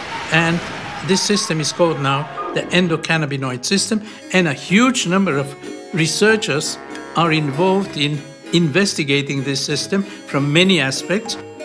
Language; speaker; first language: English; non-native, fluent; Bulgarian